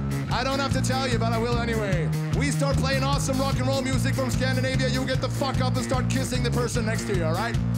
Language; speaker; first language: English; non-native, fluent; Swedish